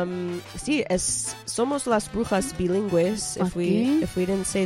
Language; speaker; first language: Spanish; early bilingual, heritage; Spanish